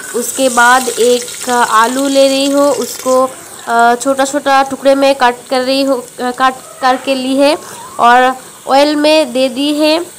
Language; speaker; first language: Hindi; non-native, local second language; Bangla